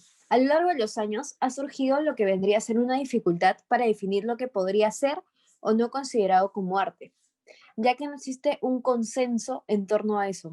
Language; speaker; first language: Spanish; native; Spanish